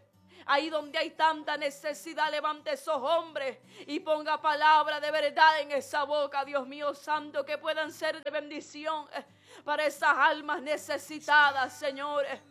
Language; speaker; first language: Spanish; native; Spanish